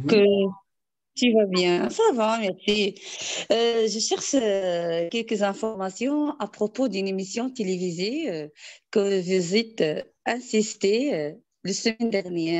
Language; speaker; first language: French; non-native, learner; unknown